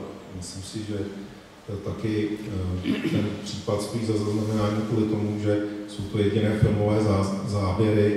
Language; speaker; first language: Czech; native; Czech